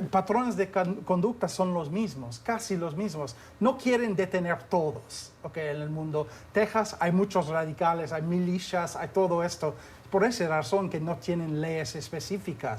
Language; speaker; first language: Spanish; non-native, fluent; English